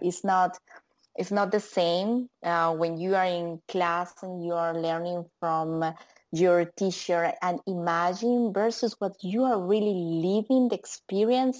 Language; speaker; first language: English; non-native, fluent; Spanish